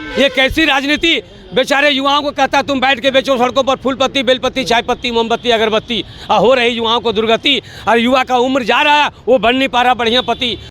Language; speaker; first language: Hindi; native; Hindi